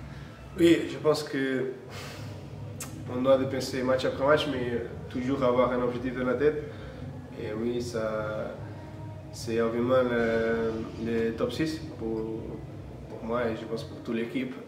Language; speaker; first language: French; non-native, fluent; Portuguese